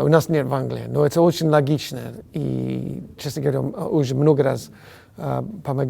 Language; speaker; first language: Russian; non-native, learner; English